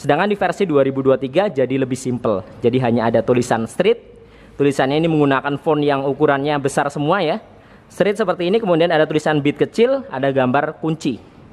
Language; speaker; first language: Indonesian; native; Indonesian